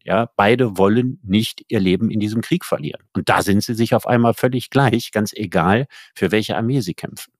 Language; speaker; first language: German; native; German